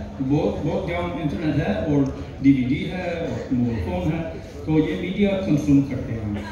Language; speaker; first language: Hindi; non-native, learner; English